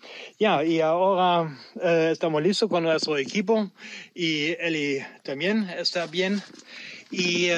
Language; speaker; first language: Spanish; non-native, learner; German